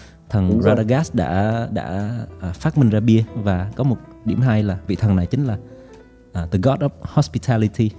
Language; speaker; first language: Vietnamese; native; Vietnamese